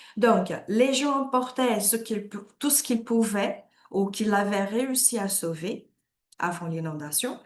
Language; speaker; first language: French; non-native, fluent; Portuguese